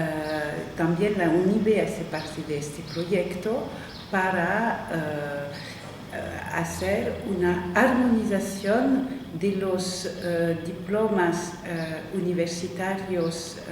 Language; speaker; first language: Spanish; non-native, fluent; French